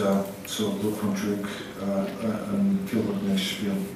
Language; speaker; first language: German; non-native, learner; English